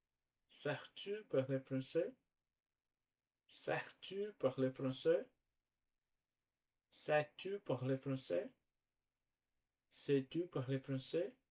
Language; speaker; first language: French; non-native, learner; Portuguese